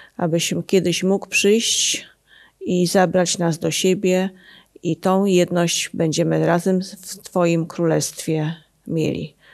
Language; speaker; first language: Polish; native; Polish